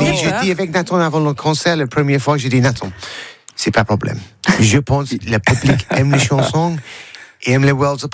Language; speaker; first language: French; non-native, learner; English